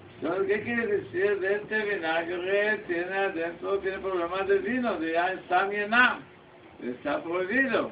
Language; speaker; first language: Portuguese; non-native, learner; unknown